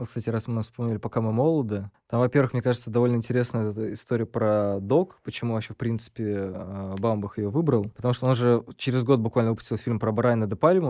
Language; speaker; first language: Russian; native; Russian